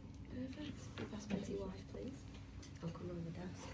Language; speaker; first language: English; native; English